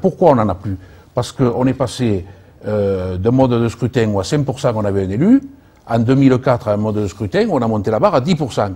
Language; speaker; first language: French; native; French